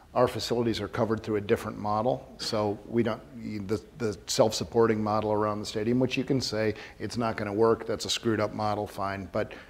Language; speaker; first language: English; native; English